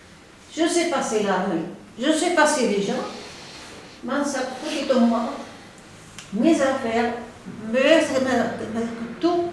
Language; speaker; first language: French; non-native, learner; Arabic